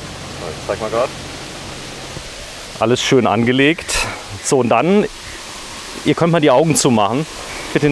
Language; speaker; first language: German; native; German